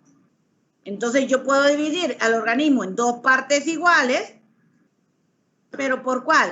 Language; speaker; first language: Spanish; native; Spanish